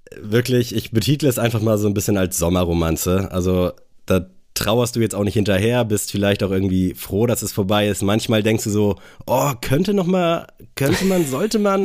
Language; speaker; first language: German; native; German